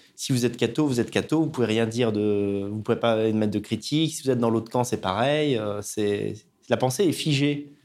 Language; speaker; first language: French; native; French